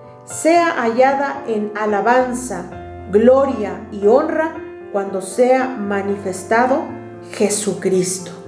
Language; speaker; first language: Spanish; native; Spanish